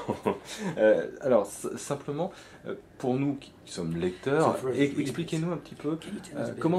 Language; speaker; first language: French; native; French